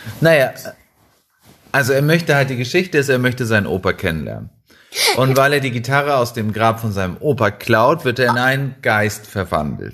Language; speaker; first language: German; non-native, fluent; Spanish